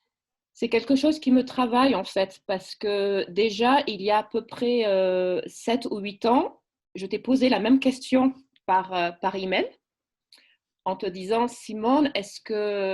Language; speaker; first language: French; native; French